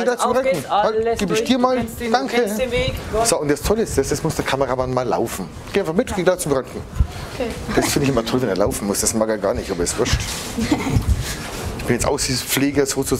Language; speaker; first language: German; native; German